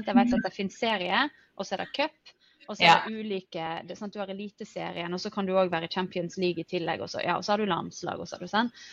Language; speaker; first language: Norwegian; native; Norwegian